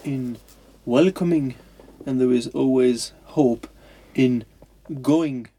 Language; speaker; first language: English; non-native, fluent; French